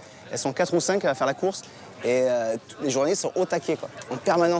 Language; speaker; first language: French; native; French